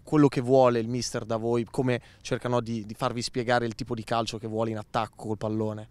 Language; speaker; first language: Italian; native; Italian